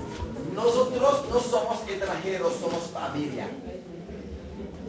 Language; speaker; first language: Spanish; non-native, fluent; Haitian Creole